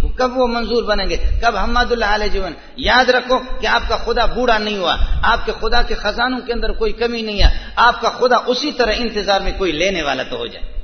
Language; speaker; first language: Urdu; non-native, local second language; Brahui